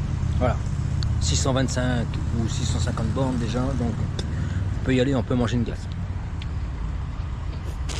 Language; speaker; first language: French; native; French